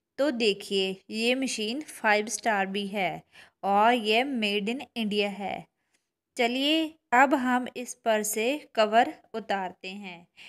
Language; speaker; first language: Hindi; non-native, local second language; Punjabi